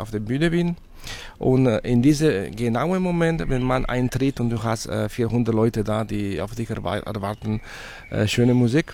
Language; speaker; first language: German; non-native, fluent; Catalan